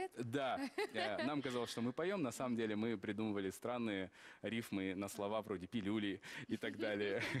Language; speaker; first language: Russian; non-native, local second language; Kazakh